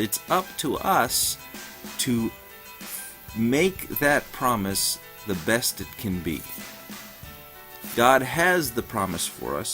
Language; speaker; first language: English; native; English